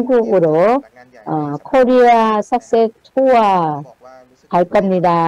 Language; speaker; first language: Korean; non-native, fluent; Thai